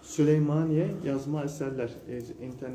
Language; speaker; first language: Turkish; non-native, fluent; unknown